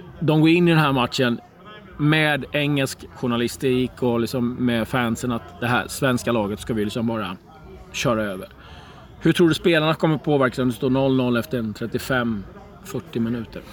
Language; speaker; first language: Swedish; native; Swedish